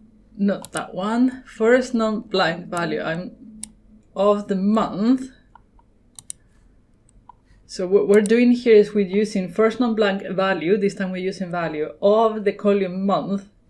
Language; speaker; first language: English; non-native, fluent; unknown